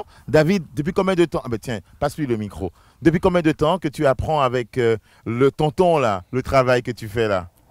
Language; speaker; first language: French; native; French